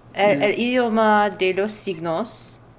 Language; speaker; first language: Spanish; non-native, learner; English